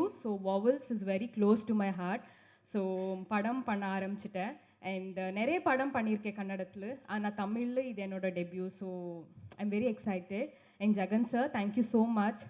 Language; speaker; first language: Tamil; non-native, local second language; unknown